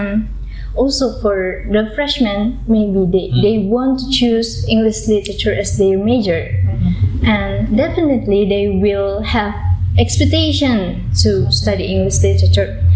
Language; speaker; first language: English; non-native, learner; Indonesian